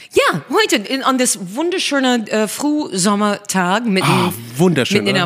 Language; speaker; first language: German; non-native, fluent; English